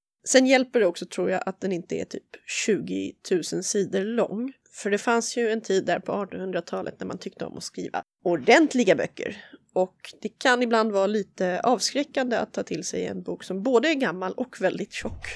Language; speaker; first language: Swedish; native; Swedish